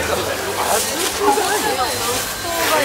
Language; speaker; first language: Japanese; native; Japanese